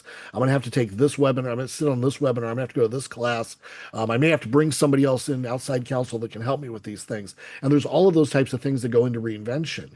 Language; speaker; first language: English; native; English